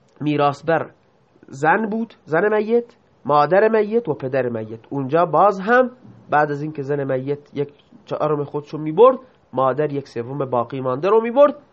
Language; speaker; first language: Persian; non-native, local second language; Baluchi